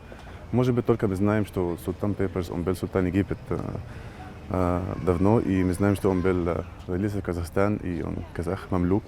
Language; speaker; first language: Russian; non-native, learner; Arabic